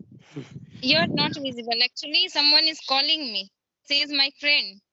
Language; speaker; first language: English; non-native, learner; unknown